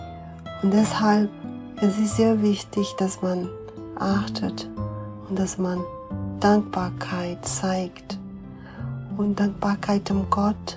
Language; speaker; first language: German; non-native, fluent; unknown